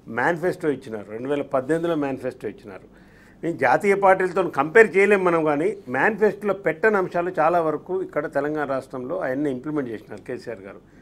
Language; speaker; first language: Telugu; native; Telugu